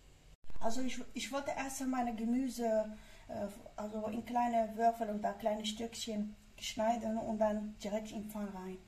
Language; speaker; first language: German; non-native, fluent; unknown